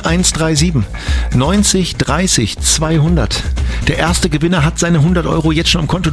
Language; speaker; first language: German; native; German